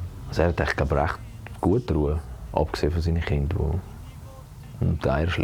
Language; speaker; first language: German; native; German